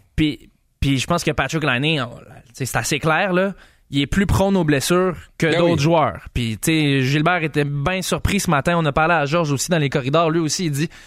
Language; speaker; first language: French; native; French